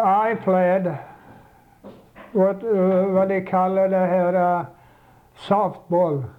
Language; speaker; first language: English; non-native, fluent; Swedish